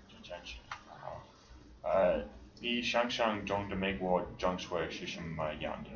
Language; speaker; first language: Chinese; non-native, learner; English